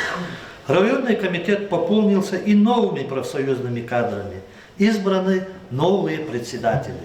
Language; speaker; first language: Russian; non-native, local second language; Lezghian